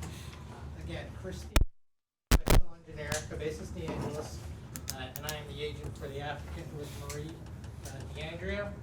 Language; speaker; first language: English; native; English